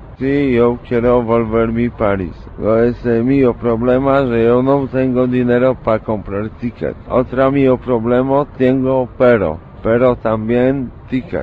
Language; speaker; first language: Spanish; non-native, learner; Polish